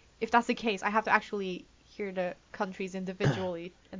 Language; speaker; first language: English; non-native, fluent; Turkish